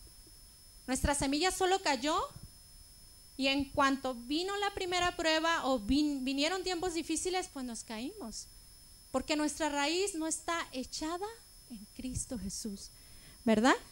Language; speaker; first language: Spanish; native; Spanish